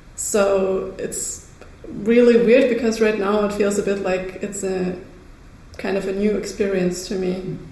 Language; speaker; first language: English; early bilingual, other home language; Russian